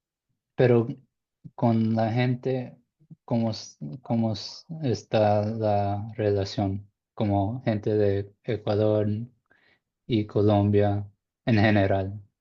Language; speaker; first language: Spanish; non-native, learner; English